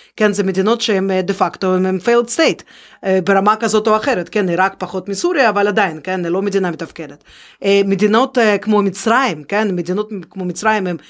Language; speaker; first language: Hebrew; non-native, fluent; Russian